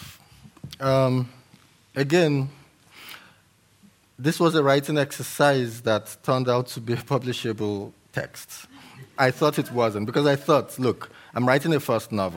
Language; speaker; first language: English; native; English